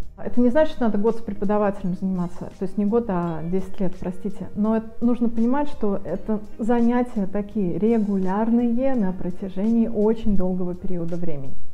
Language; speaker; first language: Russian; native; Russian